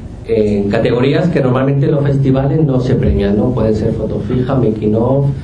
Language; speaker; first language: Spanish; native; Spanish